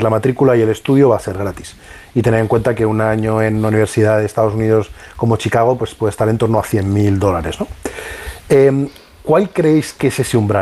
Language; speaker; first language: Spanish; native; Spanish